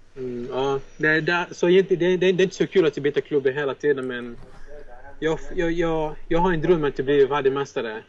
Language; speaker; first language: Swedish; non-native, fluent; Portuguese